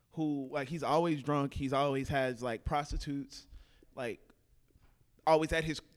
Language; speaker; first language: English; native; English